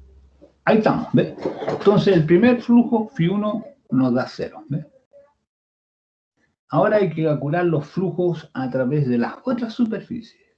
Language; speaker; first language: Spanish; native; Spanish